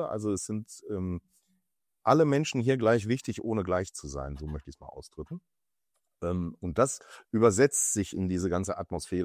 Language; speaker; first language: German; native; German